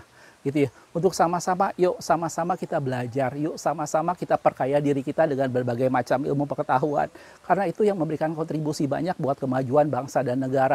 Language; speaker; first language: Indonesian; native; Indonesian